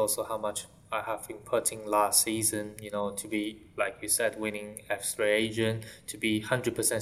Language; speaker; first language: English; non-native, fluent; Chinese